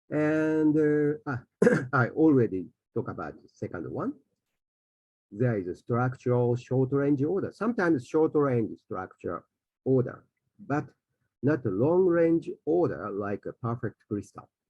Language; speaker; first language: English; non-native, fluent; Japanese